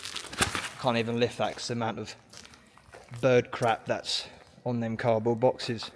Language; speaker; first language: English; native; English